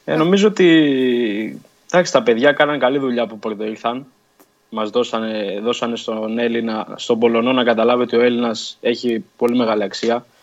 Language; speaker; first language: Greek; early bilingual, other home language; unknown